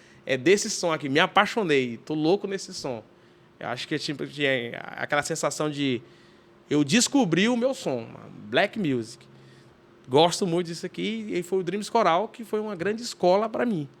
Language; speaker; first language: Portuguese; native; Portuguese